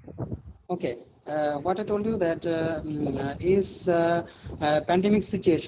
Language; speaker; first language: English; non-native, learner; Bangla